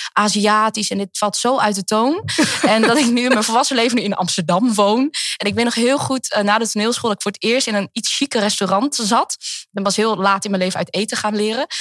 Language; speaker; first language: Dutch; early bilingual, other home language; Vietnamese